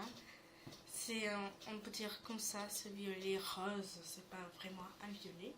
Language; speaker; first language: French; native; French